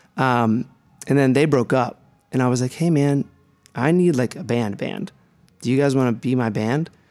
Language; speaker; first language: English; native; English